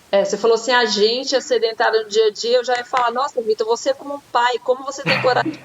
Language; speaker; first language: Portuguese; native; Portuguese